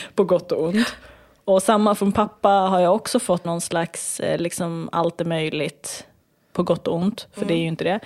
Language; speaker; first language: Swedish; early bilingual, other home language; Kurdish